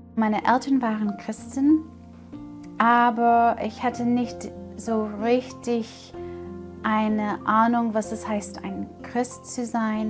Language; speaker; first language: German; non-native, fluent; English